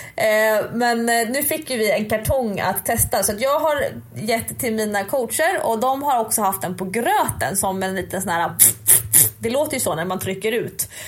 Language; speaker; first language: Swedish; native; Swedish